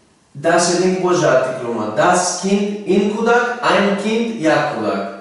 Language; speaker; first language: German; non-native, learner; Tajik